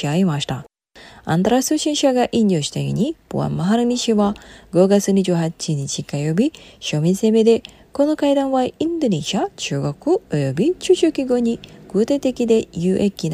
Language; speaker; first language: Japanese; non-native, fluent; Indonesian